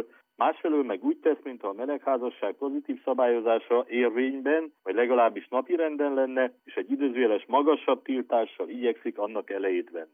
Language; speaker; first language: Hungarian; native; Hungarian